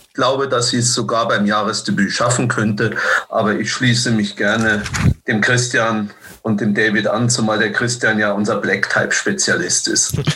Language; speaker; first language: German; native; German